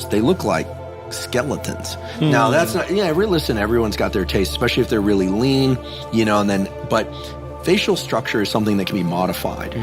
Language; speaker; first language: English; native; English